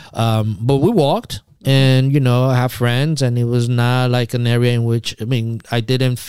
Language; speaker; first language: English; early bilingual, other home language; Spanish